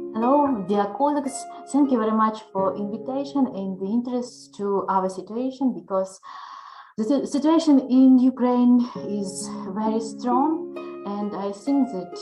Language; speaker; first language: English; non-native, learner; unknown